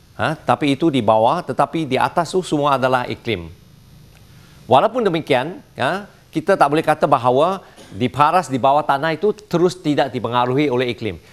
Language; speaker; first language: Malay; non-native, local second language; Chinese